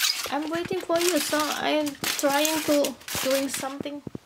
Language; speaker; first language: English; non-native, learner; Indonesian